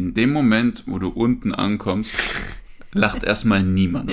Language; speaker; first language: German; native; German